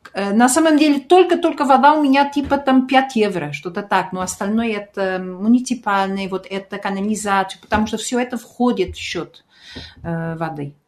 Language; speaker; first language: Russian; early bilingual, heritage; Russian